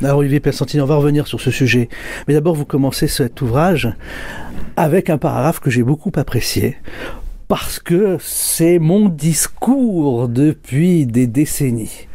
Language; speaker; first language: French; native; French